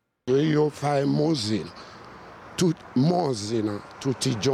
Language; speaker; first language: Italian; non-native, learner; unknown